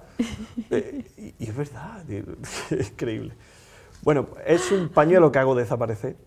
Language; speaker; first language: Spanish; native; Spanish